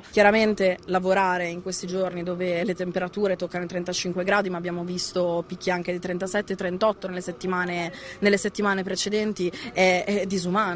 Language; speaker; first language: Italian; native; Italian